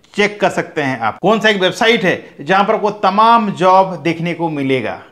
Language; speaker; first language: Hindi; native; Hindi